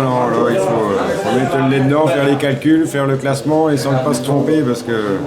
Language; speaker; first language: French; native; French